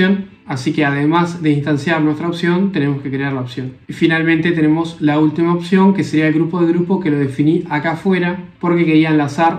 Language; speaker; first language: Spanish; native; Spanish